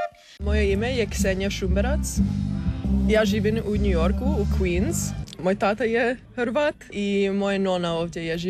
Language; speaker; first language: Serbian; early bilingual, heritage; English